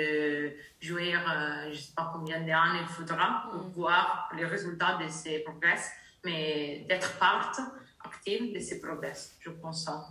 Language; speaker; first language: French; non-native, learner; Italian